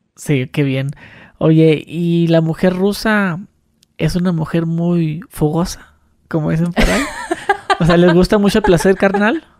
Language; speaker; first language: Spanish; native; Spanish